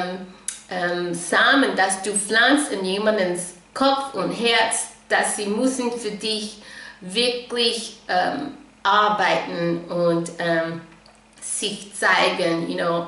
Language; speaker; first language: German; non-native, fluent; English